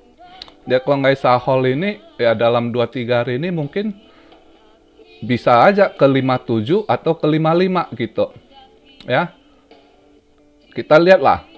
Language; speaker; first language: Indonesian; native; Indonesian